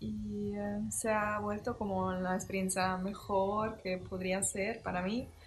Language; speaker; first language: Spanish; non-native, fluent; German